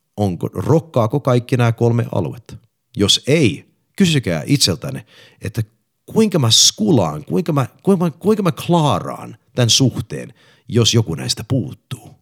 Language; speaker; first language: Finnish; early bilingual, heritage; English